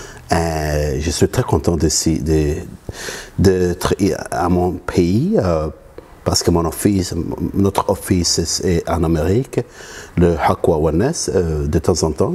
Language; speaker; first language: French; non-native, learner; Arabic